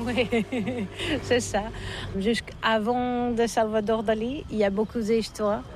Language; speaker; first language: French; non-native, learner; Catalan